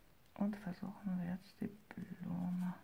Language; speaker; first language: German; non-native, fluent; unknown